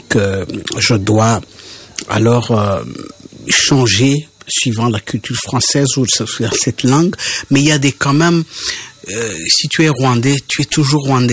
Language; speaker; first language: French; non-native, local second language; Kinyarwanda